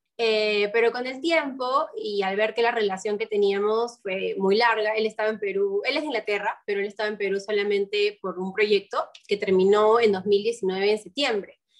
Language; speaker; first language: Spanish; native; Spanish